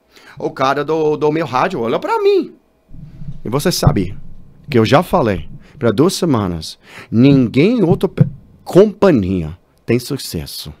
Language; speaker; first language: Portuguese; non-native, learner; English